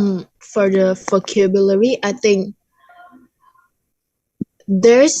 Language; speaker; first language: English; non-native, learner; Indonesian